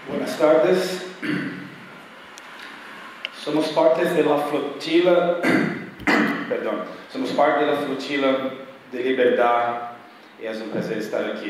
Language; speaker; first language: Spanish; non-native, fluent; Portuguese